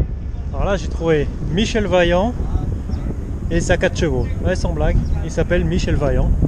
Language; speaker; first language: French; native; French